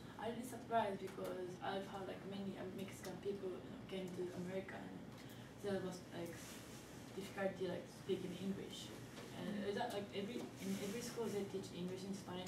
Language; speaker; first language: English; non-native, learner; Japanese